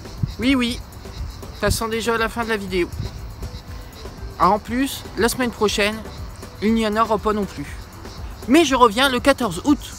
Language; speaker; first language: French; native; French